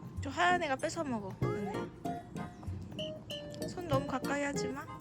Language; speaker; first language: Korean; native; Korean